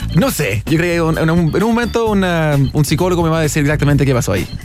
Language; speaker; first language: Spanish; non-native, fluent; English